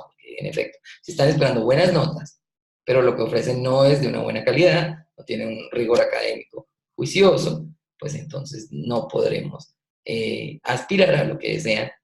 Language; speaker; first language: Spanish; native; Spanish